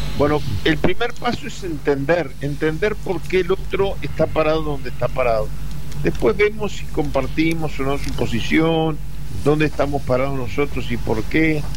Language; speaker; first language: Spanish; early bilingual, heritage; Spanish